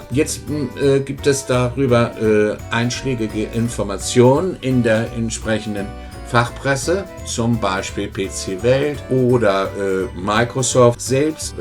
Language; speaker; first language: German; native; German